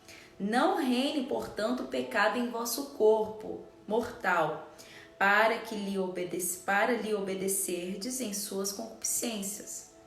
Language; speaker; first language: Portuguese; native; Portuguese